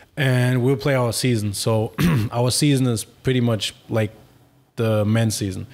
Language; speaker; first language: English; non-native, fluent; German